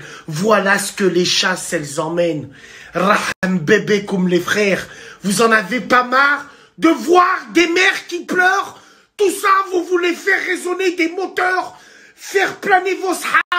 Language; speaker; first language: French; native; French